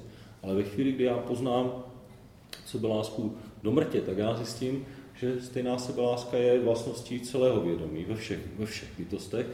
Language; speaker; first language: Czech; native; Czech